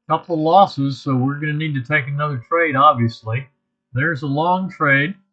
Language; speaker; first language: English; native; English